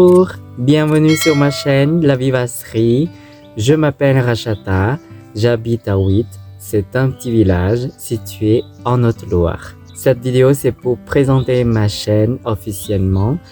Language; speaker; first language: French; non-native, fluent; Thai